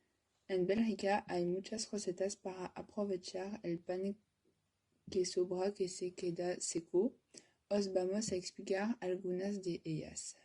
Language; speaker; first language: Spanish; non-native, learner; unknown